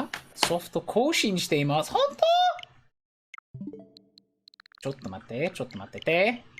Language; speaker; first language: Japanese; non-native, learner; English